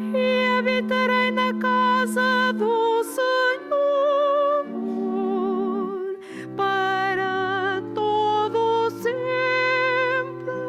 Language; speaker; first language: Portuguese; native; Portuguese